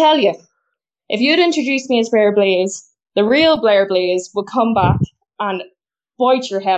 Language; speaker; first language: English; native; English